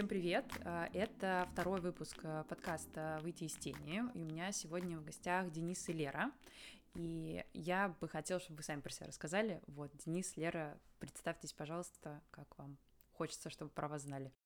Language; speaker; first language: Russian; native; Russian